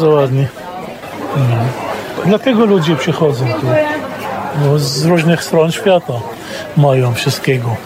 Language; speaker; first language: Polish; non-native, fluent; Arabic